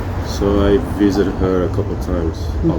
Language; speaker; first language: English; non-native, fluent; Portuguese